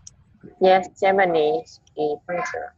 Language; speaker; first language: English; non-native, learner; Vietnamese